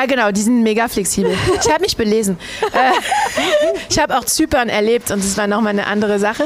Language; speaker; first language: German; non-native, fluent; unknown